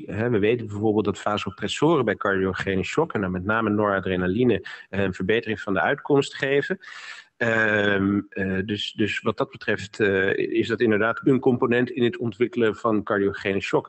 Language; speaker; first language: Dutch; native; Dutch